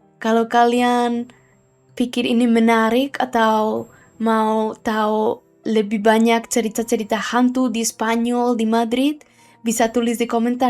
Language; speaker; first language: Indonesian; non-native, learner; Spanish